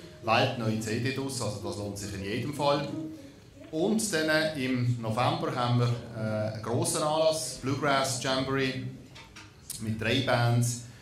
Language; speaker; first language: German; native; German